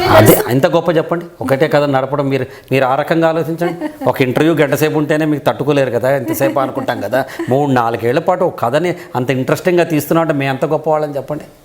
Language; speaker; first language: Telugu; native; Telugu